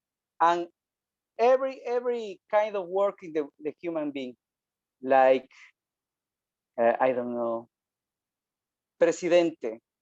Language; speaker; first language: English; non-native, learner; Spanish